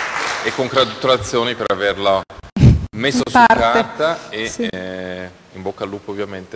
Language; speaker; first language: Italian; native; Italian